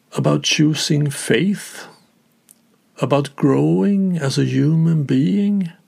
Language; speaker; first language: English; non-native, fluent; Swedish